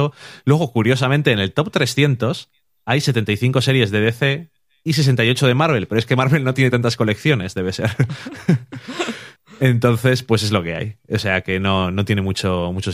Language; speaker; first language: Spanish; native; Spanish